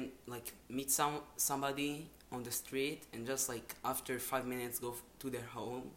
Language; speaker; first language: English; non-native, fluent; Hebrew